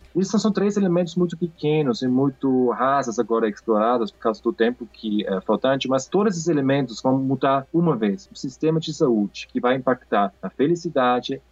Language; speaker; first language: Portuguese; non-native, fluent; German